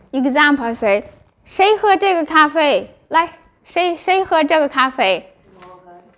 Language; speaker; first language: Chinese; non-native, learner; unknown